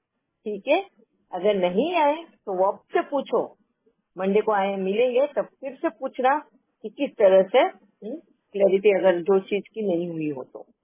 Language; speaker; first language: Hindi; native; Hindi